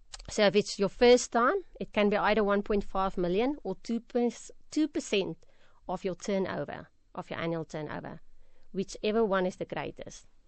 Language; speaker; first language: English; non-native, local second language; Afrikaans